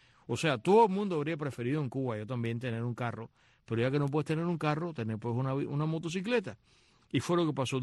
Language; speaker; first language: Spanish; native; Spanish